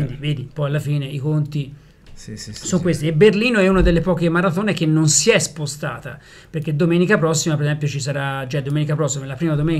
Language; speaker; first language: Italian; native; Italian